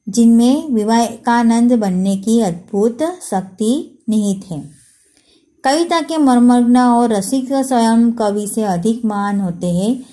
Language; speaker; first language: Hindi; non-native, local second language; Gujarati